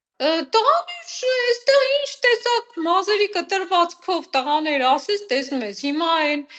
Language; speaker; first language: Armenian; native; Armenian